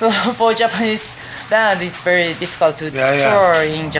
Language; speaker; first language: English; non-native, fluent; Japanese